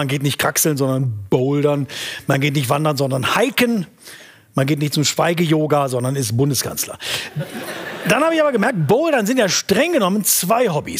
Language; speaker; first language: German; native; German